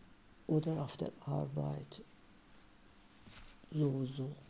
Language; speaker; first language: German; non-native, fluent; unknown